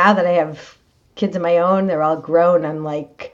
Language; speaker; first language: English; native; English